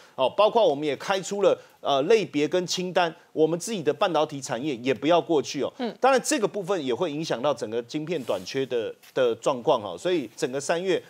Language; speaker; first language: Chinese; native; Chinese